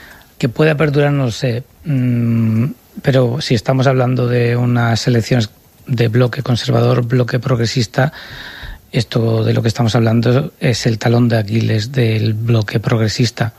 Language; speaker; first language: Spanish; native; Spanish